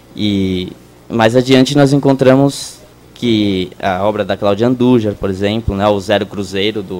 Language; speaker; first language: Portuguese; native; Portuguese